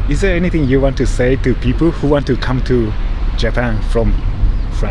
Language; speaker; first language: English; non-native, fluent; Japanese